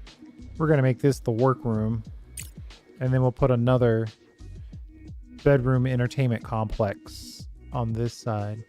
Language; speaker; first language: English; native; English